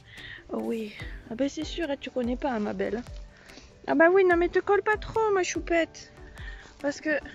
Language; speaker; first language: French; native; French